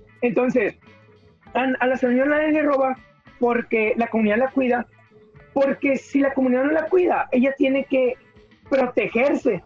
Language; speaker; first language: Spanish; native; Spanish